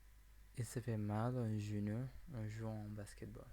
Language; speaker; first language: French; non-native, learner; English